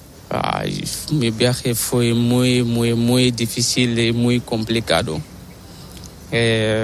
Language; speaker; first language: Spanish; non-native, learner; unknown